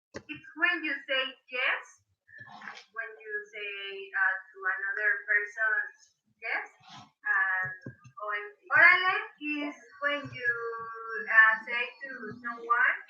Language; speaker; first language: English; non-native, learner; Spanish